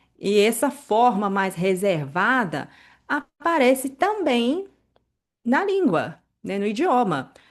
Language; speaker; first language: Portuguese; native; Portuguese